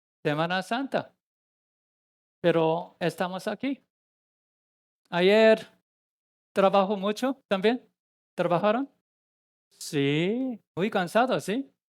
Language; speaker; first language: Spanish; non-native, learner; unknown